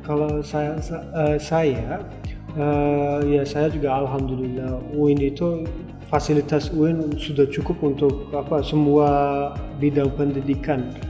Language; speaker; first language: Indonesian; non-native, fluent; Turkmen